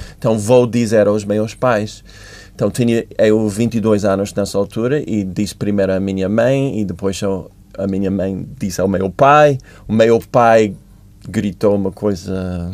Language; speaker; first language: Portuguese; non-native, fluent; English